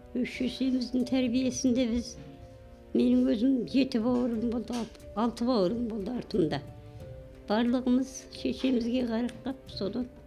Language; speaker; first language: Kazakh; native; Kazakh